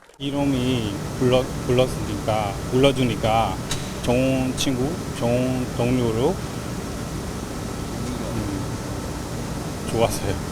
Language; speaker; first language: Korean; non-native, learner; Burmese